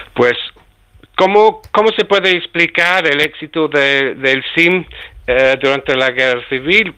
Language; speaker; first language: Spanish; early bilingual, heritage; Spanish